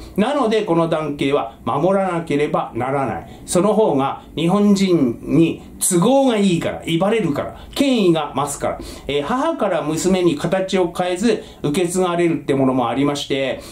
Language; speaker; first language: Japanese; native; Japanese